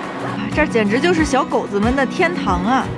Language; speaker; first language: Chinese; native; Chinese